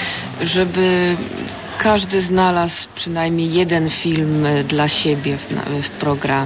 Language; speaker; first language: Polish; early bilingual, heritage; Polish